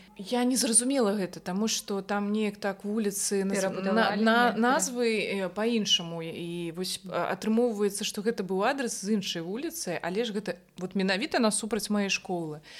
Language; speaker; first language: Belarusian; non-native, local second language; Russian